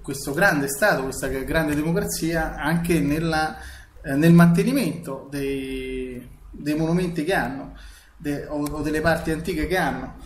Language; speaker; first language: Italian; native; Italian